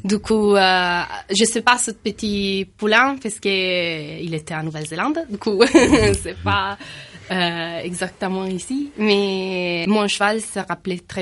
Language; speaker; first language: French; non-native, fluent; Italian